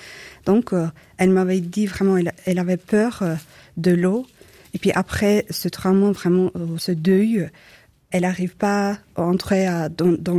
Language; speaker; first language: French; non-native, fluent; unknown